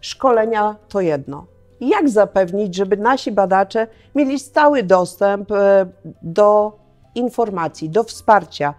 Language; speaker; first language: Polish; native; Polish